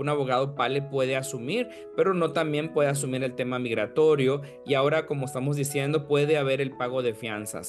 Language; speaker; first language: Spanish; native; Spanish